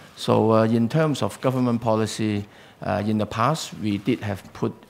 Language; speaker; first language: English; non-native, local second language; Chinese